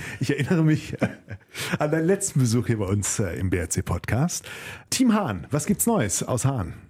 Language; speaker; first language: German; native; German